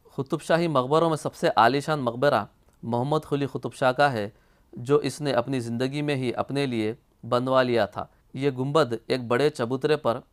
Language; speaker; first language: Urdu; native; Urdu